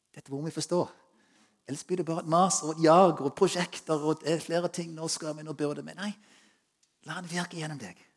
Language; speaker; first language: Norwegian; non-native, fluent; English